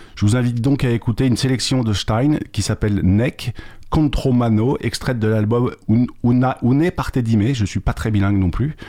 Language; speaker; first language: French; native; French